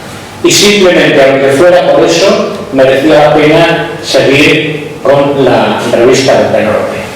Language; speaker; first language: Spanish; native; Spanish